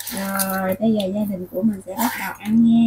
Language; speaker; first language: Vietnamese; native; Vietnamese